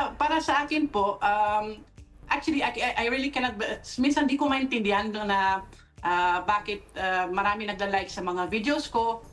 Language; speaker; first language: Filipino; non-native, fluent; Dutch